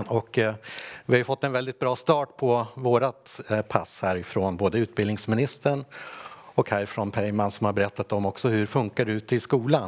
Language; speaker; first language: Swedish; native; Swedish